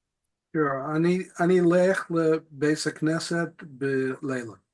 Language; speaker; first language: Hebrew; non-native, learner; English